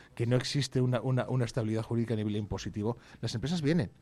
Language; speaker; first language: Spanish; native; Spanish